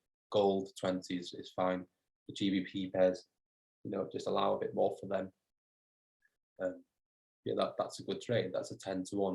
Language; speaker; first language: English; native; English